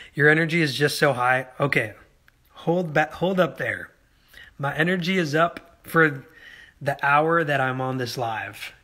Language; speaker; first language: English; early bilingual, other home language; Spanish